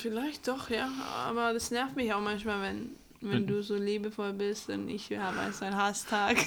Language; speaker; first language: German; non-native, fluent; English